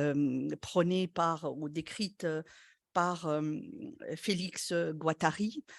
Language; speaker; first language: French; non-native, local second language; Arabic